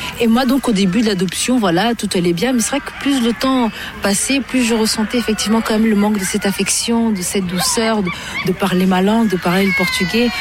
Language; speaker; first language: French; early bilingual, other home language; Portuguese